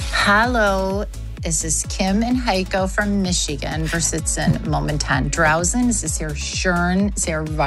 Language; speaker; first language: German; non-native, learner; English